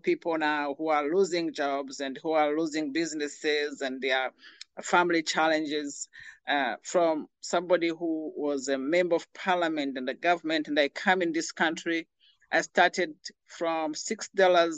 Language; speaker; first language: English; non-native, local second language; Kinyarwanda